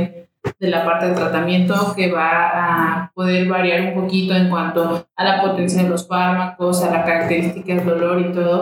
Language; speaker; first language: Spanish; native; Spanish